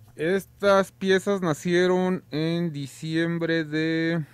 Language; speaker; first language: Spanish; native; Spanish